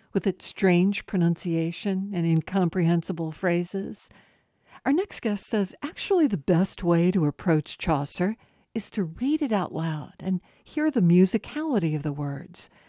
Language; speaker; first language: English; native; English